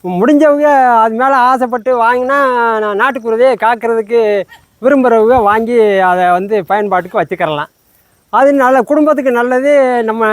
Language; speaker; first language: Tamil; native; Tamil